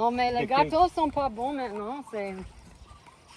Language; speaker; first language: French; non-native, learner; English